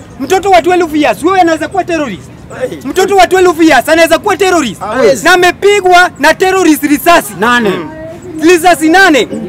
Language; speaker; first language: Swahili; native; Swahili